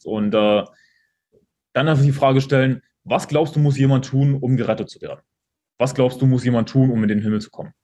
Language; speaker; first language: German; native; German